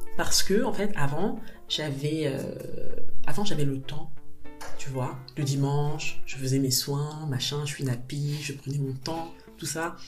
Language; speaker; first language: French; native; French